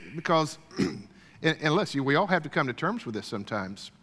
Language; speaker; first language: English; native; English